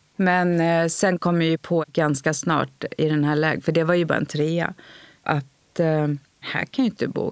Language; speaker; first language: Swedish; native; Swedish